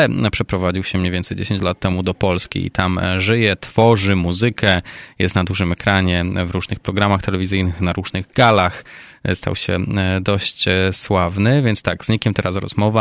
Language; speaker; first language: Polish; native; Polish